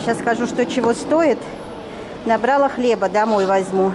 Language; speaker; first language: Russian; native; Russian